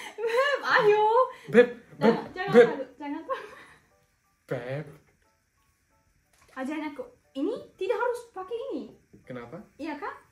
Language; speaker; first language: Indonesian; non-native, learner; Turkish